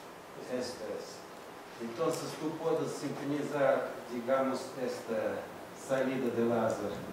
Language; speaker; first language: Spanish; non-native, fluent; Russian